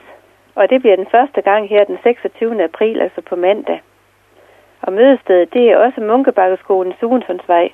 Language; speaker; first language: Danish; native; Danish